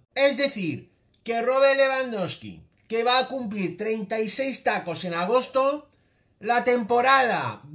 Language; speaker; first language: Spanish; native; Spanish